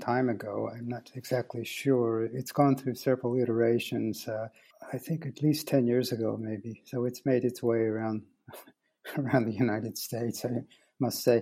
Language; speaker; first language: English; native; English